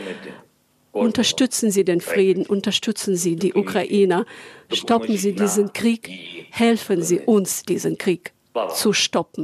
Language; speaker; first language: German; non-native, fluent; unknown